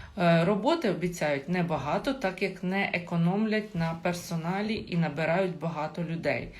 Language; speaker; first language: Ukrainian; non-native, local second language; Russian